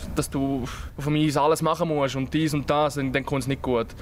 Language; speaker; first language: German; native; German